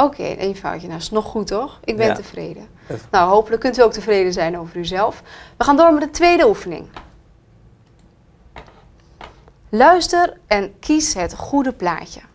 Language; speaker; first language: Dutch; native; Dutch